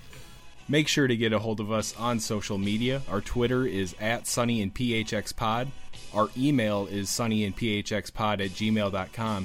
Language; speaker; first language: English; native; English